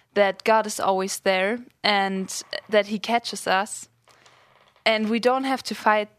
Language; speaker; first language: English; non-native, fluent; German